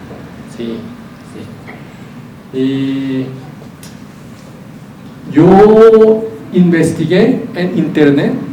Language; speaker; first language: Spanish; non-native, learner; Korean